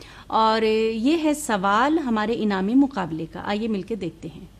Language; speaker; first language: Urdu; native; Urdu